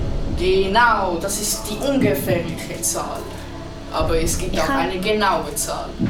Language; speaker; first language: German; non-native, local second language; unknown